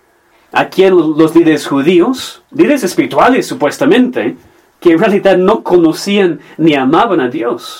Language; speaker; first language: Spanish; non-native, fluent; English